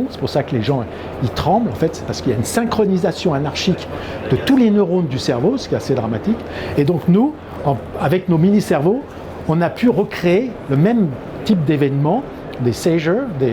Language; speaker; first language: French; native; French